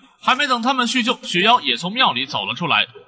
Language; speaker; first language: Chinese; native; Chinese